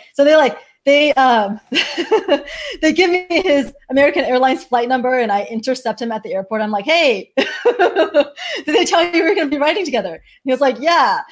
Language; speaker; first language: English; early bilingual, other home language; Chinese